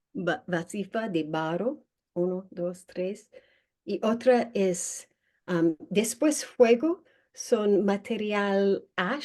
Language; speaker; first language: Spanish; non-native, learner; English